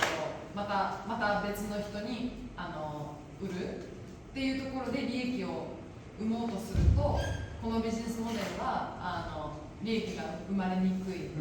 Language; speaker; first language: Japanese; native; Japanese